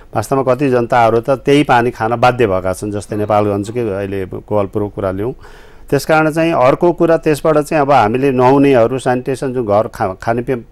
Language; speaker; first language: Nepali; native; Nepali